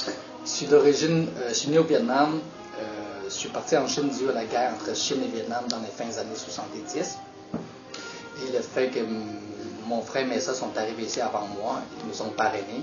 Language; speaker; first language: French; early bilingual, other home language; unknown